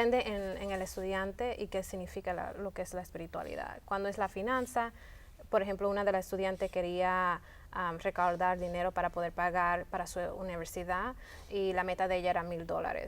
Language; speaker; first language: Spanish; early bilingual, heritage; Spanish